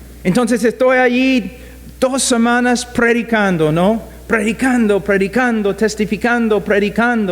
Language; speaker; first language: Spanish; non-native, fluent; English